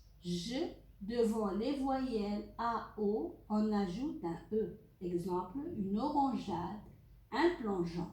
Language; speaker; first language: French; non-native, local second language; Arabic